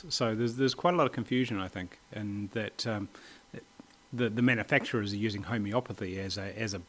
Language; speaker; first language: English; native; English